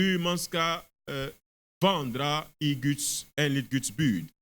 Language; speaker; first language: Swedish; non-native, fluent; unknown